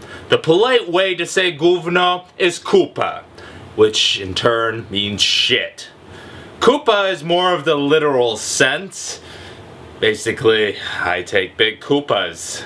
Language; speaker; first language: English; early bilingual, other home language; Polish